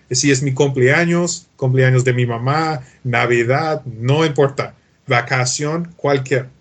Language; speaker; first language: Spanish; non-native, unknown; English